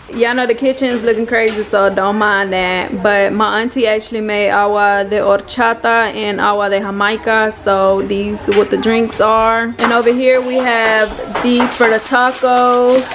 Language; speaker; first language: English; native; English